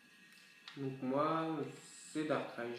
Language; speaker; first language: French; native; French